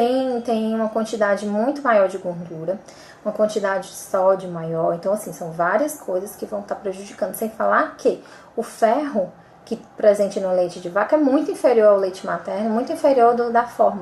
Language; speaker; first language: Portuguese; native; Portuguese